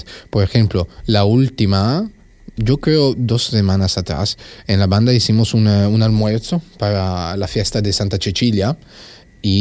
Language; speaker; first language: Spanish; non-native, fluent; Italian